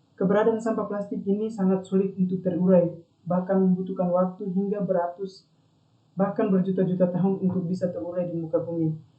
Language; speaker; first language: Indonesian; non-native, local second language; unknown